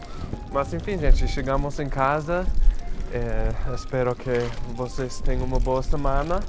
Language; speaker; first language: Portuguese; non-native, fluent; English